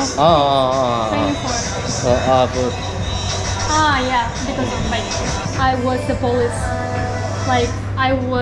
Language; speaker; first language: English; non-native, learner; Russian